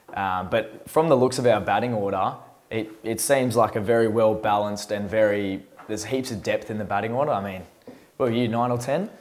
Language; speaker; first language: English; native; English